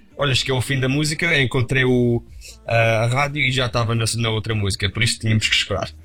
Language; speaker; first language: Portuguese; early bilingual, heritage; Portuguese